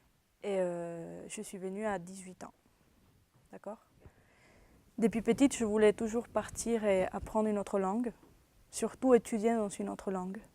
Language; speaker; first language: French; non-native, fluent; Spanish